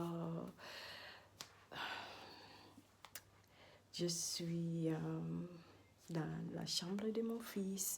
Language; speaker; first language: French; non-native, learner; Dutch